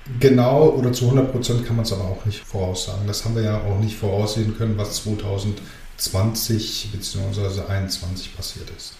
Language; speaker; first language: German; early bilingual, other home language; Greek